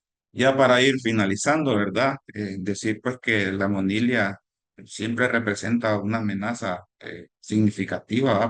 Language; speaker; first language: Spanish; native; Spanish